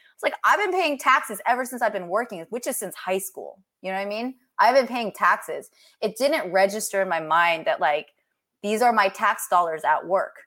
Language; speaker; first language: English; native; English